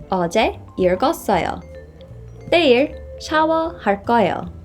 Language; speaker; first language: Korean; non-native, fluent; English